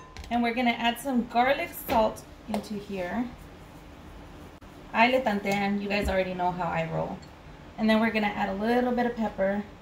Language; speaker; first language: English; early bilingual, other home language; Spanish